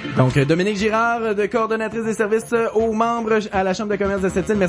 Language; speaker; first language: French; native; French